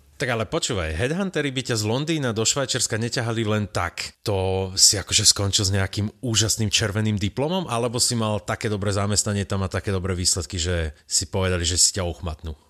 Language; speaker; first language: Slovak; native; Slovak